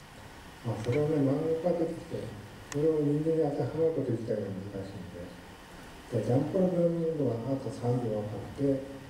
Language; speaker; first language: Japanese; native; Japanese